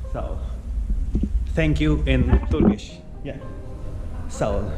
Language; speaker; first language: English; non-native, local second language; Hindi